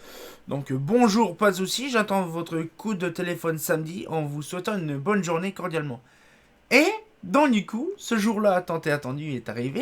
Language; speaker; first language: French; native; French